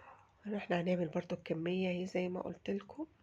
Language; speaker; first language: Arabic; native; Arabic